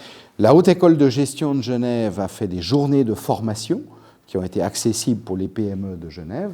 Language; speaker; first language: French; native; French